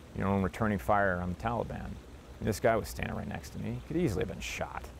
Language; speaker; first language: English; native; English